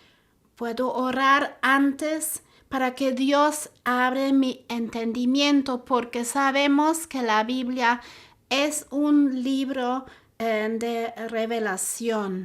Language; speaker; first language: Spanish; non-native, fluent; German